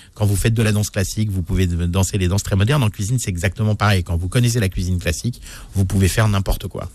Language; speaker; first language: French; native; French